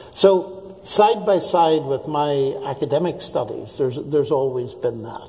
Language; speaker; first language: English; native; English